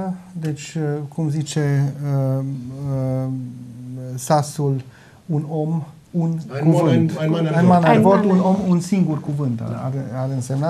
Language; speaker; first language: Romanian; non-native, local second language; German